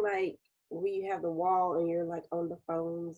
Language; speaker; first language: English; native; English